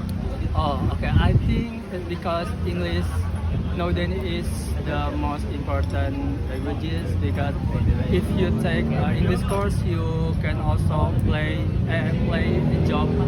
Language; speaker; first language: English; non-native, learner; Indonesian